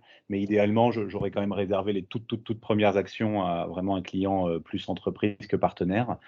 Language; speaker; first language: French; native; French